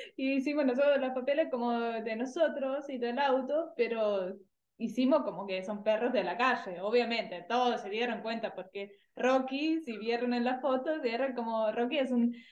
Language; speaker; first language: Spanish; non-native, fluent; German